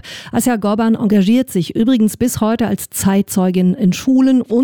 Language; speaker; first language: German; native; German